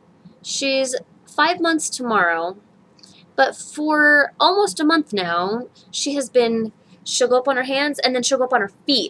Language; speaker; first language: English; native; English